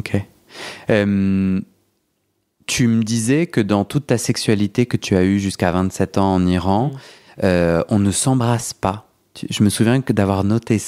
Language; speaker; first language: French; native; French